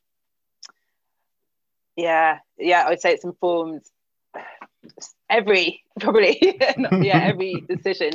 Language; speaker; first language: English; native; English